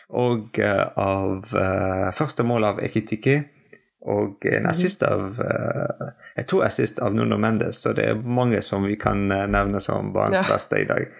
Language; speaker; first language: Norwegian; non-native, fluent; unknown